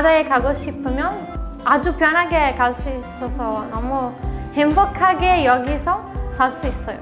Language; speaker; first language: Korean; non-native, fluent; Italian